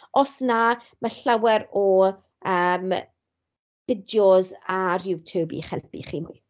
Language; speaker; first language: Welsh; non-native, local second language; English